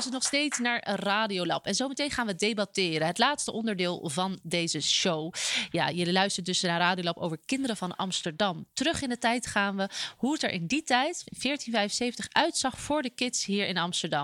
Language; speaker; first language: Dutch; native; Dutch